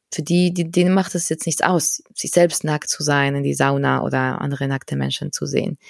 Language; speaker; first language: German; non-native, fluent; Spanish